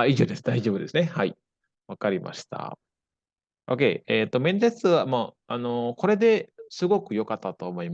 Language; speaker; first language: Japanese; non-native, fluent; Indonesian